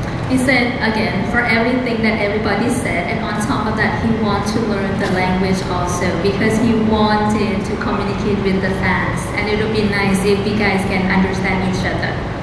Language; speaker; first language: English; non-native, fluent; Thai